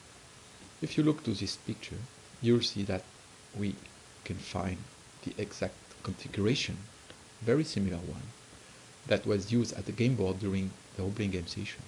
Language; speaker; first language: English; non-native, fluent; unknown